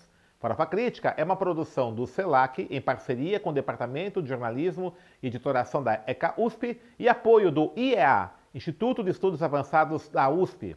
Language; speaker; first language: Portuguese; native; Portuguese